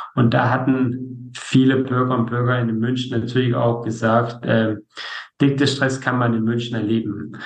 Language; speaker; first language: German; non-native, fluent; Danish